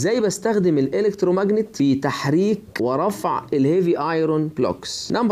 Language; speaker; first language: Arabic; native; Arabic